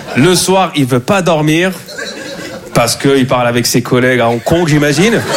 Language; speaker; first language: French; native; French